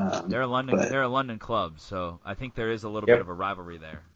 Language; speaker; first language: English; native; English